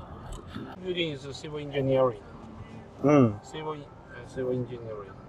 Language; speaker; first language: English; non-native, learner; Chinese